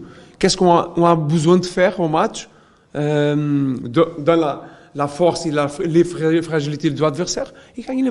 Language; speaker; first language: French; non-native, learner; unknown